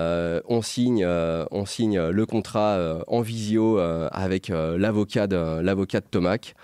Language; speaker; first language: French; native; French